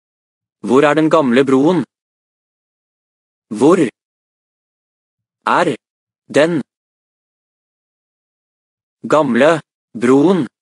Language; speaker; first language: Norwegian; non-native, learner; Amharic